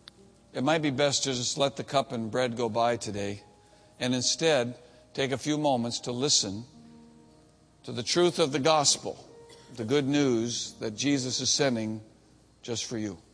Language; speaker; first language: English; native; English